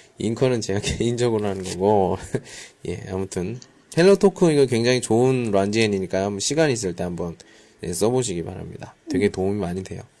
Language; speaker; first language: Korean; native; Korean